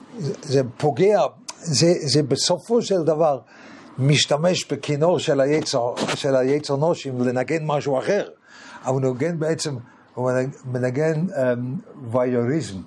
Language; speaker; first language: Hebrew; non-native, fluent; English